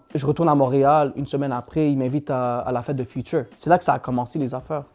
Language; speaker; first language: French; native; French